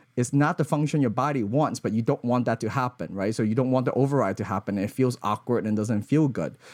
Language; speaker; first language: English; early bilingual, other home language; Cantonese